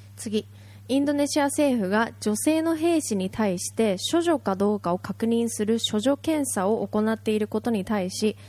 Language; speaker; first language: Japanese; native; Japanese